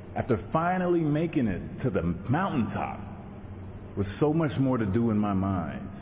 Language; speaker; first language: English; native; English